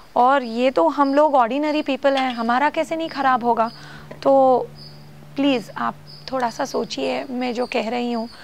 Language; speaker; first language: Hindi; non-native, local second language; Marathi